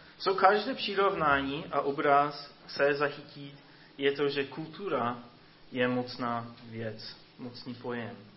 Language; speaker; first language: Czech; non-native, fluent; English